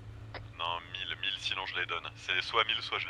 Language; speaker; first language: French; native; French